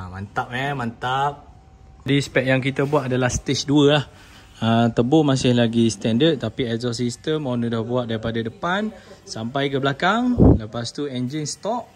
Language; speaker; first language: Malay; native; Malay